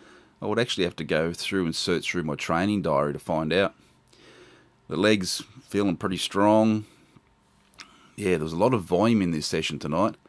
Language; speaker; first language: English; native; English